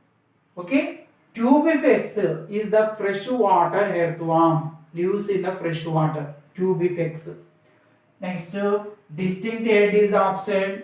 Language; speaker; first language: English; non-native, local second language; Telugu